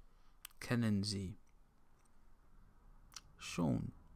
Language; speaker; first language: German; non-native, learner; English